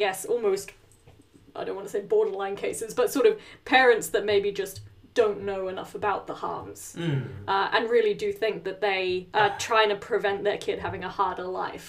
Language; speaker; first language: English; native; English